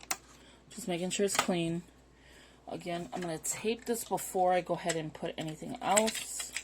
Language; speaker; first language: English; native; English